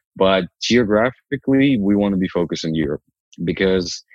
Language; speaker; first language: English; non-native, fluent; Ukrainian